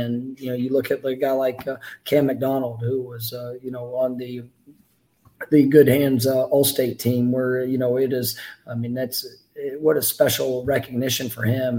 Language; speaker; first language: English; native; English